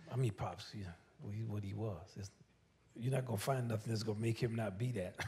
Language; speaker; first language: English; native; English